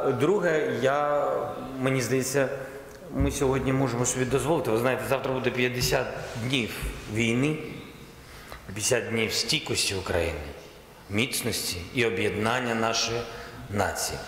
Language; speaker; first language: Ukrainian; non-native, local second language; Russian